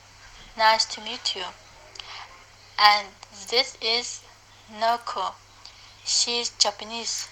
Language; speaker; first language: English; non-native, learner; Uyghur